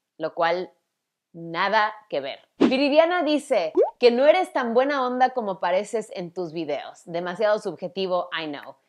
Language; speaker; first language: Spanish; early bilingual, other home language; English